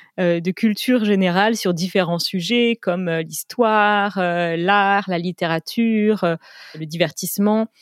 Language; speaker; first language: French; native; French